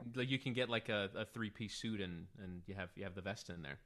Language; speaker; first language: English; early bilingual, other home language; Spanish